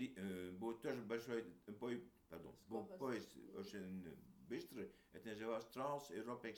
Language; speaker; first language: Russian; early bilingual, heritage; Russian